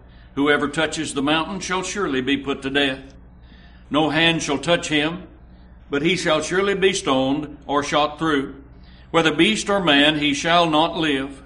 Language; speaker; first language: English; native; English